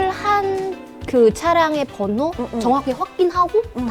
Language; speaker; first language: Korean; non-native, fluent; Vietnamese